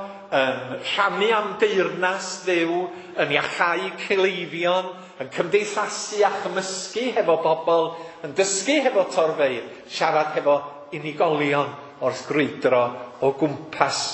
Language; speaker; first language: Welsh; native; Welsh